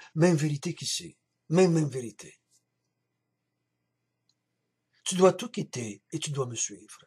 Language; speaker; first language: French; native; French